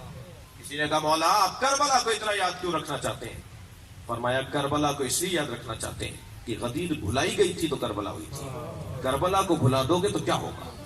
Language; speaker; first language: Urdu; native; Urdu